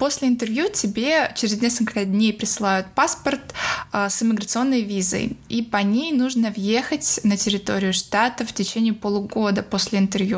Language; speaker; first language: Russian; native; Russian